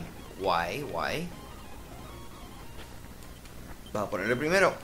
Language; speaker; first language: Spanish; native; Spanish